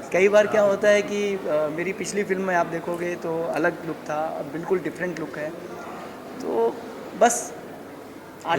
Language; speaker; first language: Hindi; native; Hindi